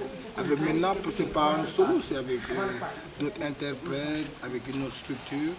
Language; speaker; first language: French; non-native, local second language; Wolof